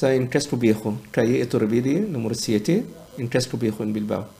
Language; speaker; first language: Spanish; non-native, learner; Arabic